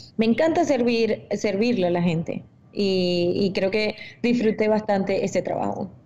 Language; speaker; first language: Spanish; native; Spanish